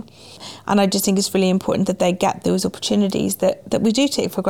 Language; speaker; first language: English; native; English